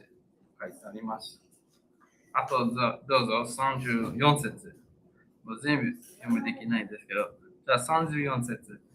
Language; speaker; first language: Japanese; non-native, fluent; English